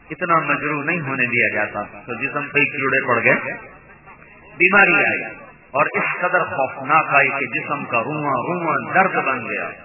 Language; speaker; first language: Urdu; non-native, local second language; Punjabi